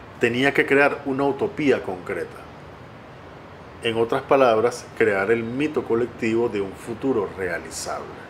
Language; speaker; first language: Spanish; native; Spanish